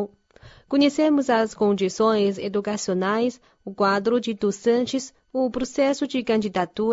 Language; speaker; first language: Portuguese; non-native, fluent; Chinese